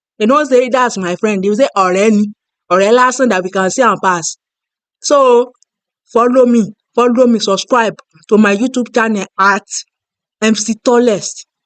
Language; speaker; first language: Nigerian Pidgin; non-native, local second language; Yoruba